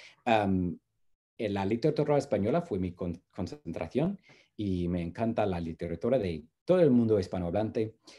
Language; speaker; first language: Spanish; non-native, fluent; English